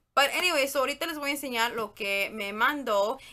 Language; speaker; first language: Spanish; early bilingual, heritage; Spanish